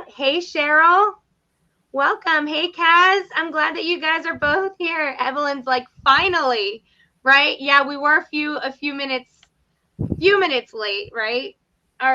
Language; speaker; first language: English; native; English